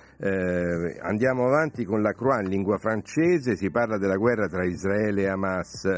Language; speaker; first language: Italian; native; Italian